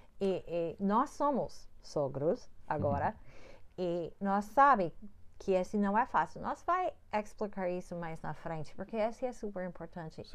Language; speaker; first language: Portuguese; non-native, learner; English